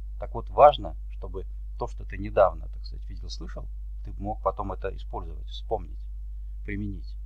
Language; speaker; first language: Russian; native; Russian